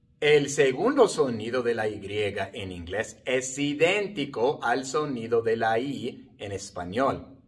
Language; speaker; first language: Spanish; non-native, fluent; English